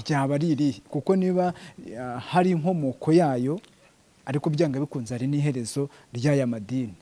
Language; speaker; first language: Kinyarwanda; native; Kinyarwanda